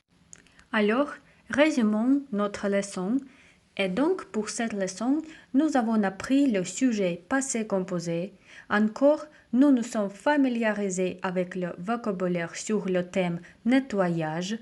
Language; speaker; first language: French; non-native, fluent; Russian